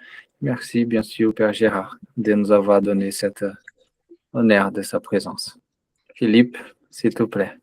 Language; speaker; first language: French; native; French